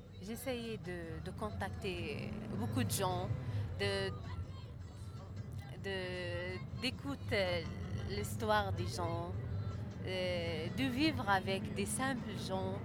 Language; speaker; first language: French; non-native, learner; Arabic